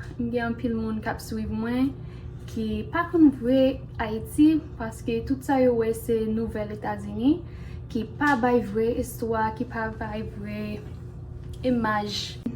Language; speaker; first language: Haitian Creole; non-native, fluent; English